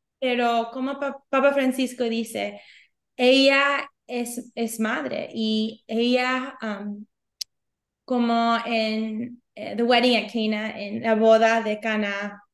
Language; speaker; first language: Spanish; early bilingual, heritage; Spanish